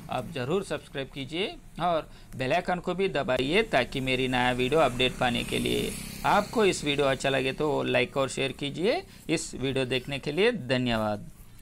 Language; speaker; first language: Hindi; non-native, local second language; Telugu